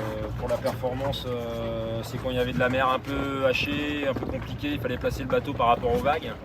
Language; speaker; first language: French; native; French